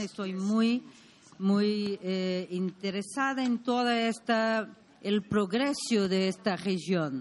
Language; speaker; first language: Spanish; non-native, learner; Portuguese